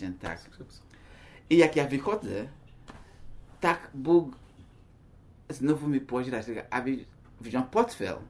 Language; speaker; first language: Polish; non-native, learner; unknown